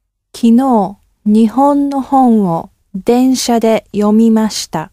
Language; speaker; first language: Japanese; non-native, learner; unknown